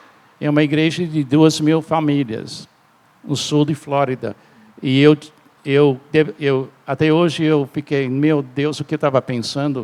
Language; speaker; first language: Portuguese; non-native, fluent; English